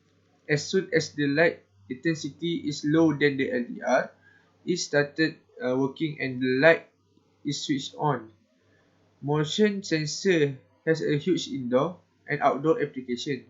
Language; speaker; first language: English; non-native, local second language; Malay